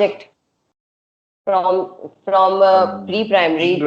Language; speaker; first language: English; non-native, local second language; Hindi